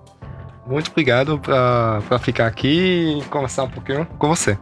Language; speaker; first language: Portuguese; early bilingual, heritage; German